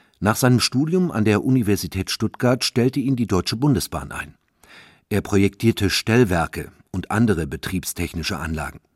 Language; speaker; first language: German; native; German